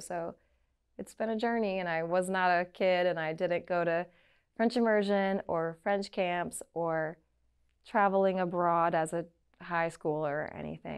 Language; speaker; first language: English; native; English